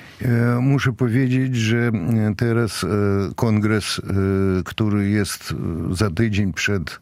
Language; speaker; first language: Polish; non-native, fluent; Russian